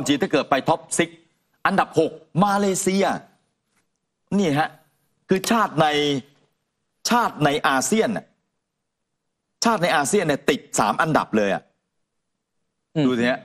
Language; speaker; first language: Thai; native; Thai